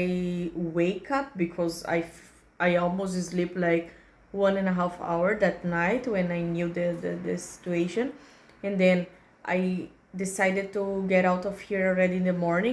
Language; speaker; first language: English; non-native, learner; Portuguese